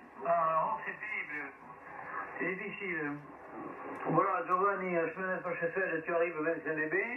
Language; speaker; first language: French; native; French